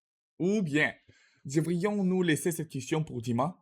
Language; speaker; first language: French; non-native, learner; Russian